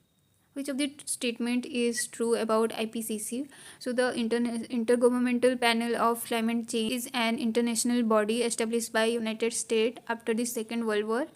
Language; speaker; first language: English; non-native, local second language; Hindi